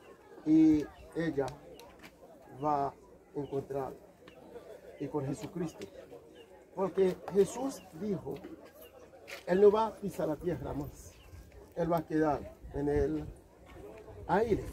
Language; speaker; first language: Spanish; non-native, learner; Haitian Creole